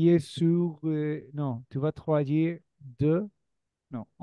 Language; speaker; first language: French; non-native, learner; Spanish